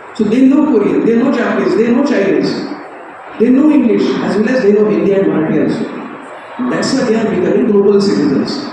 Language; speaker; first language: English; non-native, local second language; Marathi